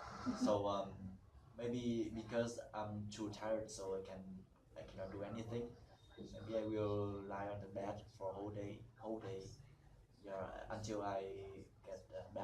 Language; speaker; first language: English; non-native, learner; Vietnamese